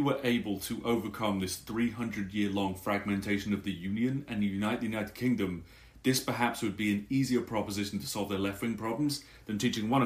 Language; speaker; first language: English; native; English